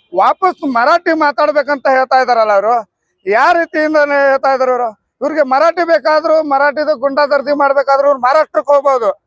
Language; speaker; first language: Kannada; native; Kannada